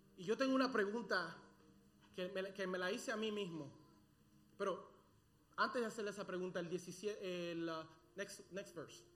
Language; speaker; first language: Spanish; early bilingual, other home language; English